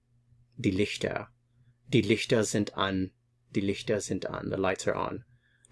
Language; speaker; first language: German; non-native, fluent; English